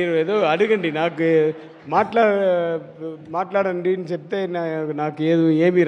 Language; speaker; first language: Telugu; non-native, learner; Tamil